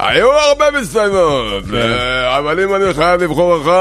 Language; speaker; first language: Hebrew; native; Hebrew